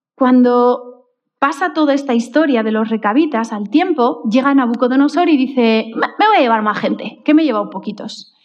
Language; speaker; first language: Spanish; native; Spanish